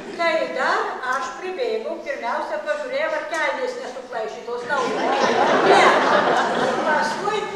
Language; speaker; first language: Lithuanian; native; Lithuanian